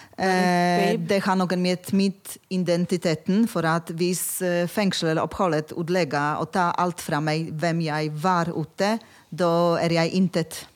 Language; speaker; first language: Norwegian; non-native, fluent; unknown